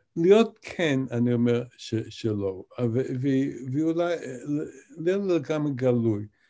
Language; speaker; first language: Hebrew; non-native, fluent; English